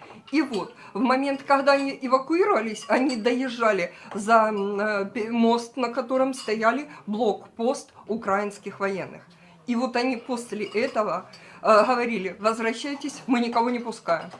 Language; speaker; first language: Russian; native; Russian